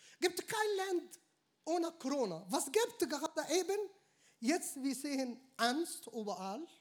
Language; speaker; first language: German; non-native, learner; Arabic